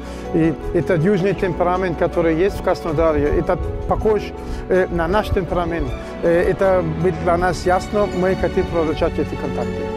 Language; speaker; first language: Russian; non-native, fluent; German